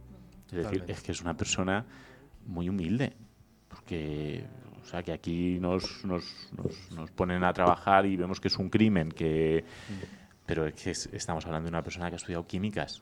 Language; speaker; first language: Spanish; native; Spanish